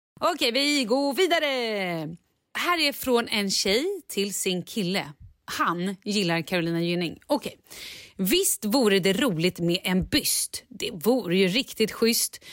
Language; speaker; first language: Swedish; native; Swedish